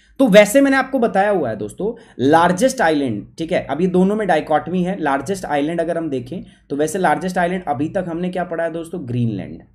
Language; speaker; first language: Hindi; native; Hindi